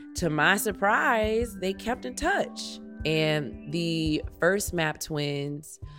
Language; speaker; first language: English; native; English